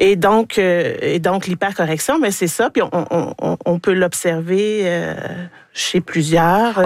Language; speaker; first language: French; native; French